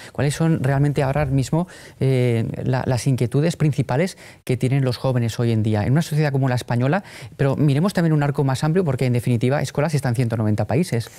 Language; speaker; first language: Spanish; native; Spanish